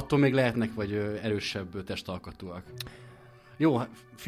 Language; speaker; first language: Hungarian; native; Hungarian